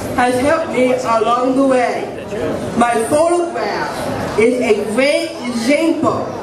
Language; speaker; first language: English; native; English